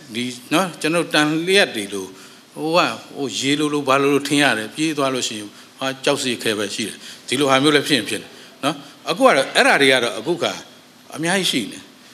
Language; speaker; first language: Burmese; native; Burmese